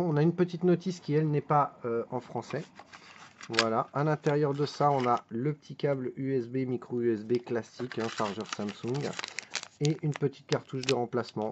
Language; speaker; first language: French; native; French